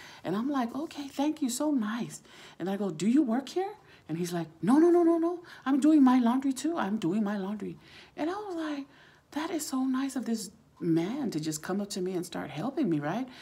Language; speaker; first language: English; native; English